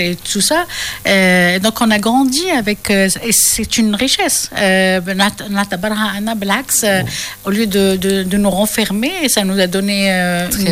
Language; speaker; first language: French; non-native, local second language; Arabic